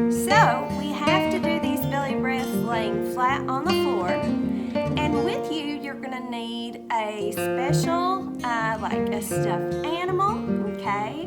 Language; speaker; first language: English; native; English